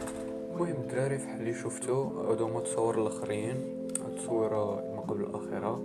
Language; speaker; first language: Arabic; native; Arabic